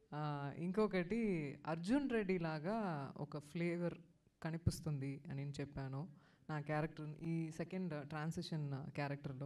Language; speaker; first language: Telugu; non-native, local second language; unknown